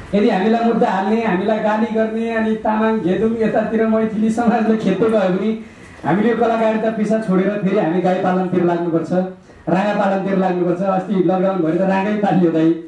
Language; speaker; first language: Nepali; native; Nepali